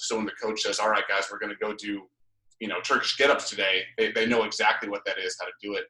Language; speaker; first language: English; native; English